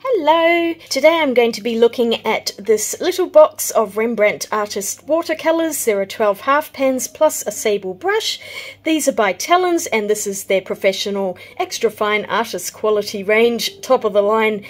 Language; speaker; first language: English; native; English